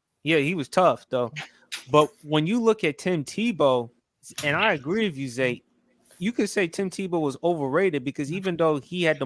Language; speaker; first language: English; native; English